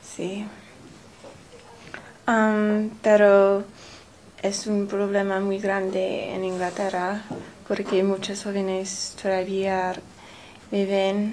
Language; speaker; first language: Spanish; non-native, learner; English